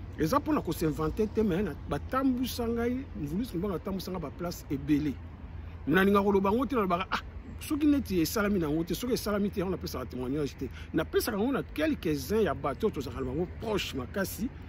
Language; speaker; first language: Lingala; non-native, local second language; Kongo